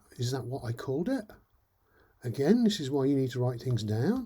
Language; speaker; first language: English; native; English